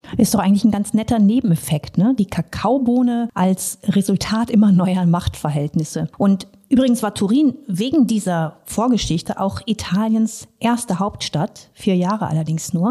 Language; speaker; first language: German; native; German